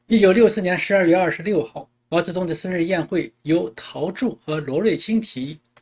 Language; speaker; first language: Chinese; native; Chinese